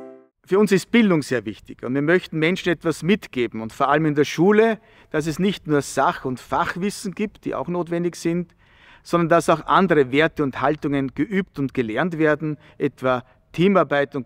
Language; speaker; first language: German; native; German